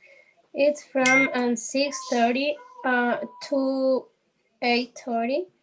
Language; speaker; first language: English; non-native, learner; Spanish